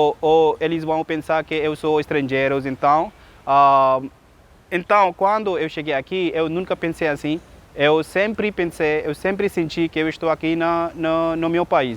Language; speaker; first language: Portuguese; non-native, learner; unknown